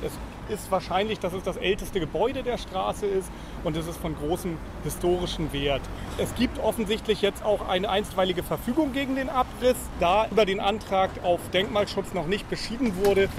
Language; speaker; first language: German; native; German